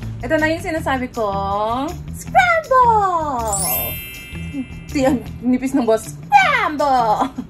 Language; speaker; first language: Filipino; non-native, local second language; Iloko